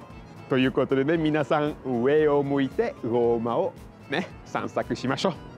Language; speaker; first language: Japanese; non-native, fluent; Italian